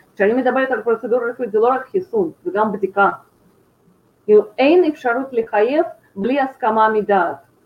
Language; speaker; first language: Hebrew; non-native, fluent; Russian